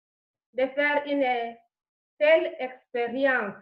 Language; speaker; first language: French; non-native, learner; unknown